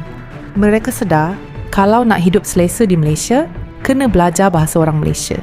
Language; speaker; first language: Malay; native; Malay